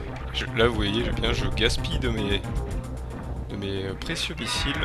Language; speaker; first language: French; native; French